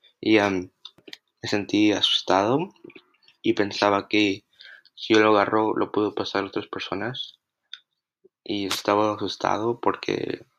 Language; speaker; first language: Spanish; early bilingual, heritage; Spanish